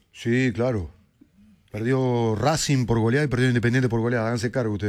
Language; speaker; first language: Spanish; native; Spanish